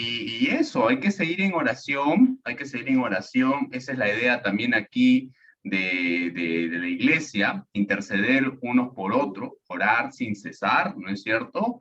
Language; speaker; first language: Spanish; native; Spanish